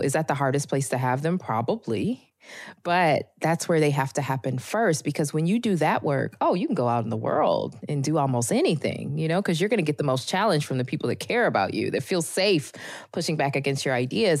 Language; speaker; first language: English; native; English